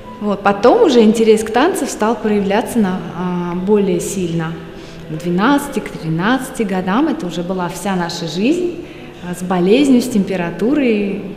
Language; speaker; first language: Russian; native; Russian